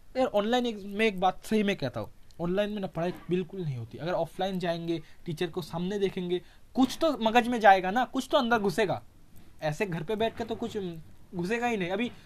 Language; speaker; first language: Hindi; non-native, local second language; Bangla